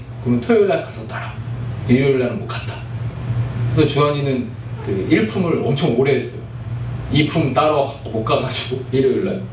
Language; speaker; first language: Korean; native; Korean